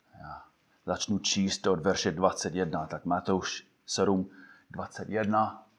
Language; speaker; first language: Czech; non-native, fluent; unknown